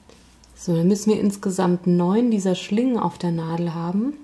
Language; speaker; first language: German; native; German